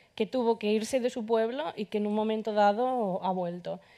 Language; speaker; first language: Spanish; native; Spanish